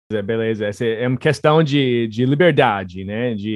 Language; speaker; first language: Portuguese; non-native, fluent; English